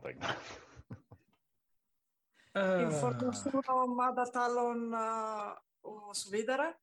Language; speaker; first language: Swedish; non-native, fluent; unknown